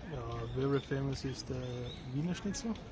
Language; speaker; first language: English; non-native, fluent; German